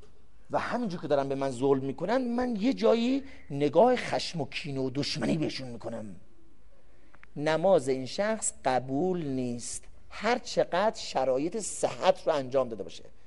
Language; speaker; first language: Persian; native; Persian